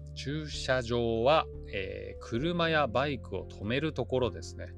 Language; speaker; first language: Japanese; native; Japanese